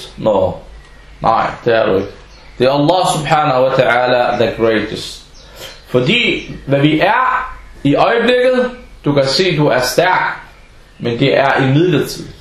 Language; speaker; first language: Danish; early bilingual, other home language; Arabic